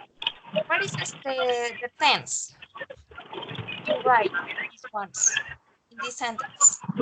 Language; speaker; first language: English; non-native, learner; Spanish